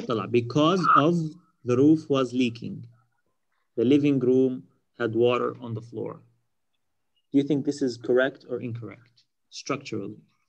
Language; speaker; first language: English; non-native, fluent; Arabic